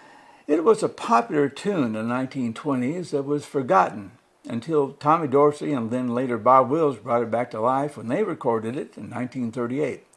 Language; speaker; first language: English; native; English